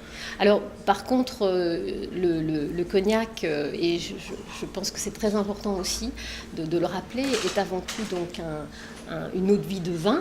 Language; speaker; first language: French; native; French